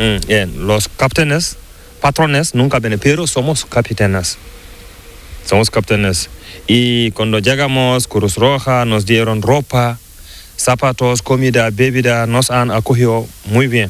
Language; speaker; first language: Spanish; non-native, learner; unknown